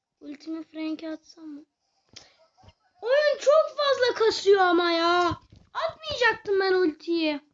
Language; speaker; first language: Turkish; native; Turkish